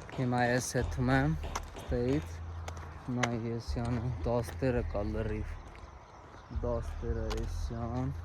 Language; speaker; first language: Armenian; non-native, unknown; Hindi